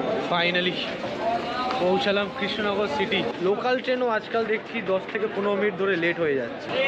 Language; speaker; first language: Bangla; native; Bangla